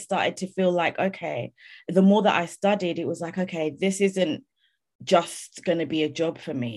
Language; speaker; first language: English; native; English